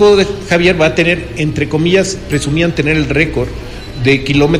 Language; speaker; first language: Spanish; native; Spanish